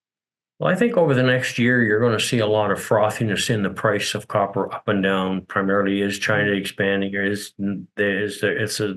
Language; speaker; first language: English; native; English